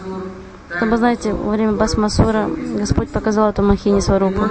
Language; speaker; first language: Russian; non-native, fluent; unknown